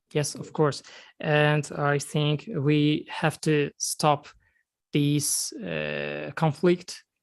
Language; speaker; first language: English; non-native, learner; Azerbaijani